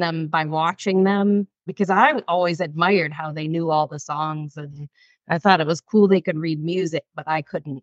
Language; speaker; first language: English; native; English